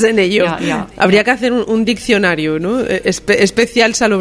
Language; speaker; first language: Spanish; native; Spanish